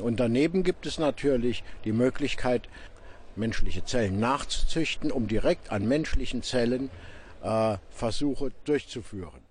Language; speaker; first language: German; native; German